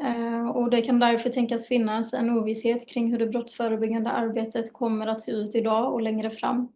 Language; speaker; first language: Swedish; native; Swedish